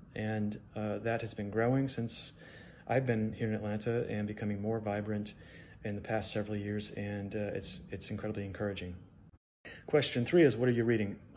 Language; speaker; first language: English; native; English